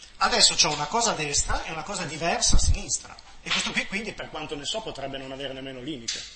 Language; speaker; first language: Italian; native; Italian